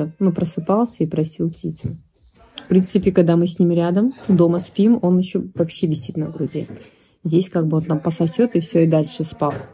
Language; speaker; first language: Russian; native; Russian